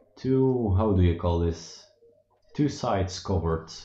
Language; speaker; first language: English; non-native, fluent; Dutch